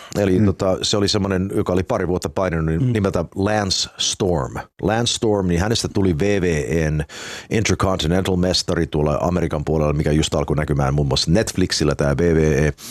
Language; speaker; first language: Finnish; non-native, fluent; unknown